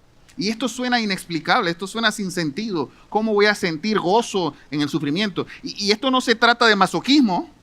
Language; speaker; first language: Spanish; native; Spanish